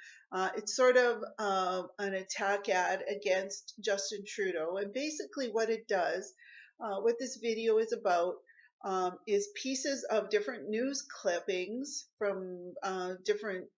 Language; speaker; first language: English; native; English